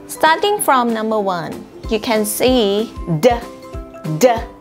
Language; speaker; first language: English; non-native, fluent; Thai